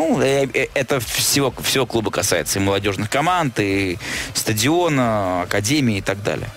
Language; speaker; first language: Russian; native; Russian